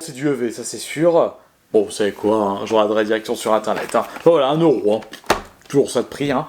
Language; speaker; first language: French; native; French